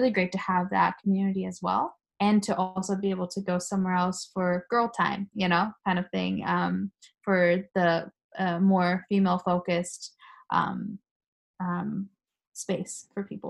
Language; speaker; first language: English; early bilingual, other home language; Japanese